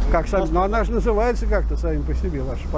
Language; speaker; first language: Russian; native; Russian